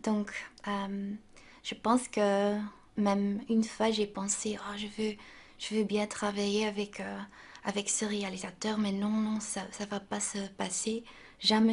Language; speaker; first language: French; non-native, local second language; Dutch